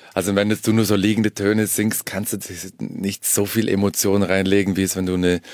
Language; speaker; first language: German; native; German